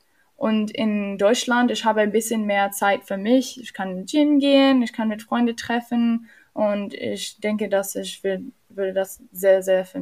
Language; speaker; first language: German; non-native, learner; English